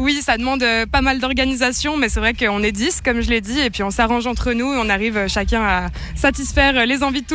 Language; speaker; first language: French; native; French